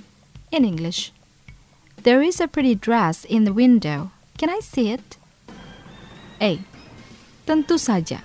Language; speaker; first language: English; non-native, fluent; Indonesian